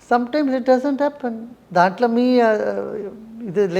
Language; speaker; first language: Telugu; non-native, local second language; Tamil